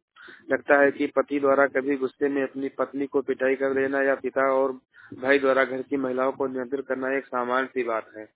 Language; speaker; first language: Hindi; native; Hindi